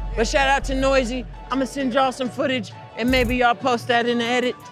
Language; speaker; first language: English; native; English